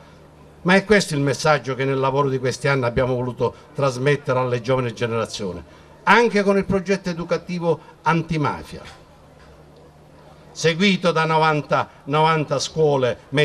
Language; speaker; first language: Italian; native; Italian